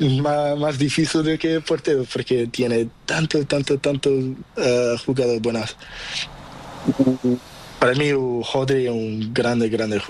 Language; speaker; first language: Spanish; non-native, learner; Portuguese